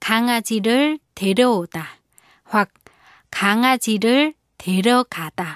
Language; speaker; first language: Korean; non-native, fluent; Vietnamese